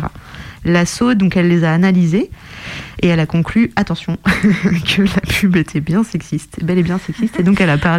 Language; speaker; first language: French; native; French